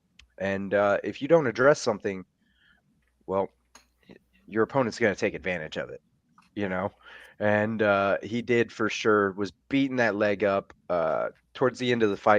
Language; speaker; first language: English; native; English